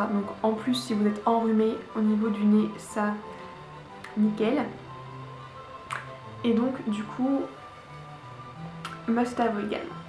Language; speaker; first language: French; native; French